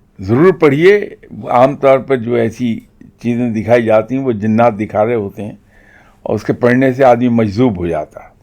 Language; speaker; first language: Urdu; non-native, local second language; Punjabi